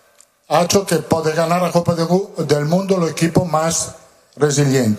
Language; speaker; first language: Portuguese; non-native, learner; Italian